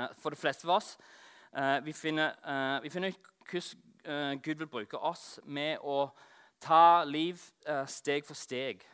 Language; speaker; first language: Norwegian; non-native, fluent; English